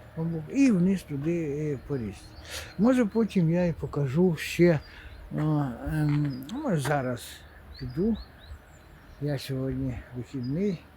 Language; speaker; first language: Ukrainian; non-native, local second language; Russian